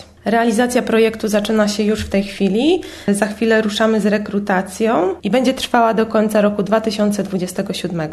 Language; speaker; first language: Polish; native; Polish